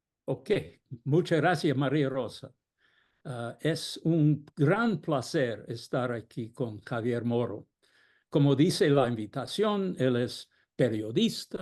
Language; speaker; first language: Spanish; non-native, fluent; English